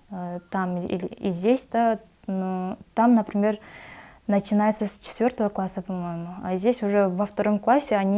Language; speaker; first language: Russian; non-native, local second language; Kyrgyz